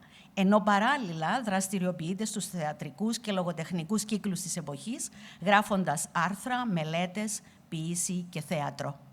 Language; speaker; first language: Greek; native; Greek